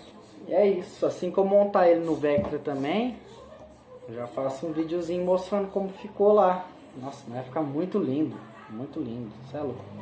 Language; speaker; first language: Portuguese; native; Portuguese